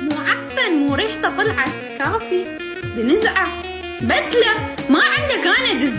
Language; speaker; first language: Arabic; native; Arabic